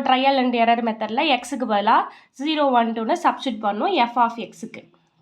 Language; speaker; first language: Tamil; native; Tamil